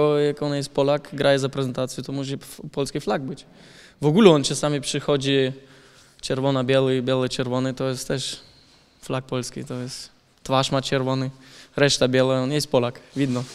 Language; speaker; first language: Polish; non-native, learner; German